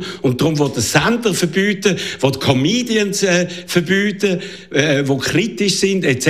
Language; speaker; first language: German; native; German